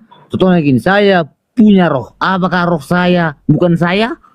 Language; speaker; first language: Indonesian; native; Indonesian